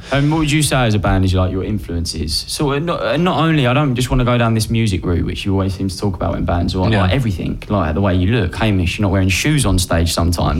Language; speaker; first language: English; native; English